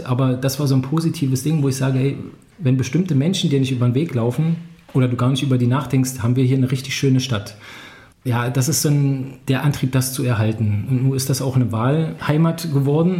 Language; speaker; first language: German; native; German